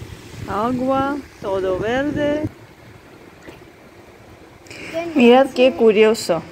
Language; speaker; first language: Spanish; non-native, fluent; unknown